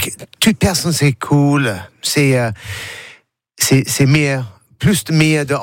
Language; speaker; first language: French; non-native, learner; English